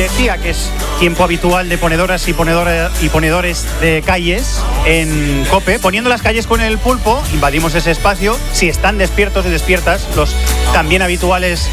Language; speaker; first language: Spanish; native; Spanish